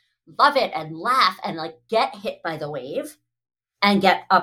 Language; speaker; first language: English; native; English